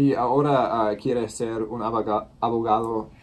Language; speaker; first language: Spanish; non-native, learner; English